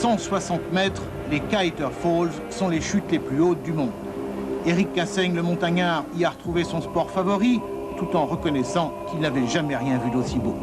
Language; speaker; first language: French; native; French